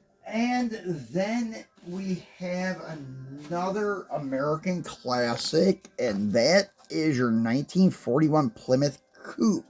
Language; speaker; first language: English; native; English